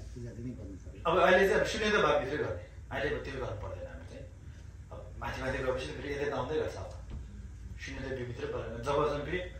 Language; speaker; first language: Nepali; non-native, local second language; Sherpa